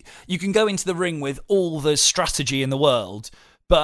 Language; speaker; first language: English; native; English